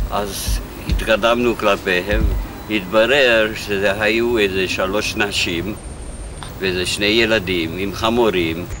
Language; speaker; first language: Hebrew; non-native, fluent; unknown